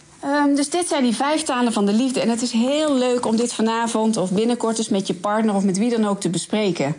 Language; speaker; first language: Dutch; native; Dutch